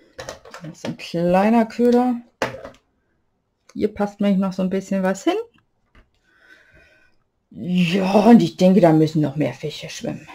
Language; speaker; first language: German; native; German